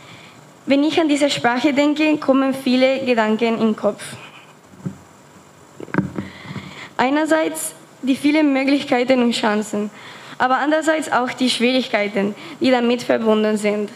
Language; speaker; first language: German; non-native, fluent; Spanish